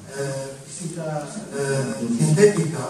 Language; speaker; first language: Spanish; non-native, fluent; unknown